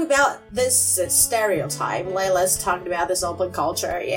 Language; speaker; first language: English; non-native, fluent; Chinese